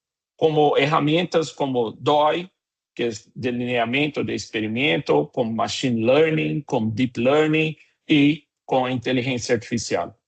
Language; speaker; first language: Portuguese; non-native, fluent; Spanish